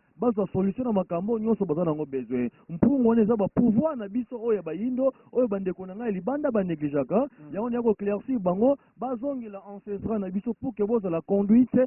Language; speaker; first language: Lingala; non-native, local second language; Kongo